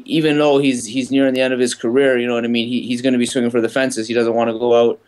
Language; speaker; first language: English; native; English